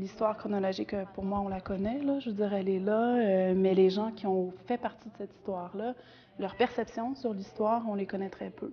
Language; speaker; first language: French; native; French